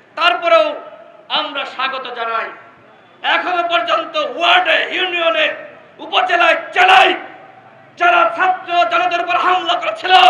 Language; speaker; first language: Bangla; native; Bangla